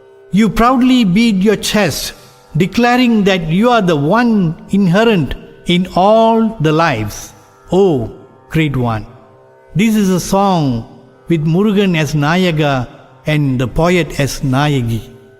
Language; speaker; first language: English; non-native, local second language; Tamil